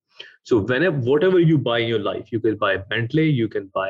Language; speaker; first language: English; non-native, local second language; Urdu